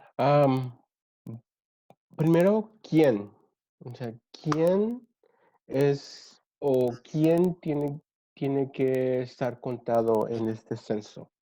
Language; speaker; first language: Spanish; early bilingual, other home language; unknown